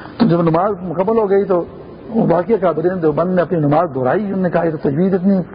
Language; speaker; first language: Urdu; non-native, local second language; Pashto